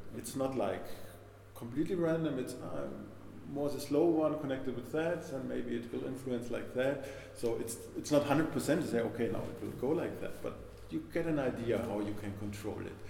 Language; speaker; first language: English; non-native, fluent; German